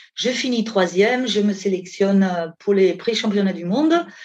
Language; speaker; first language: French; non-native, fluent; German